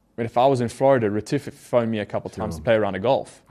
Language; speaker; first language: English; native; English